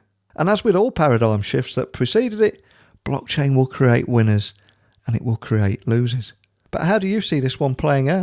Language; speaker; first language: English; native; English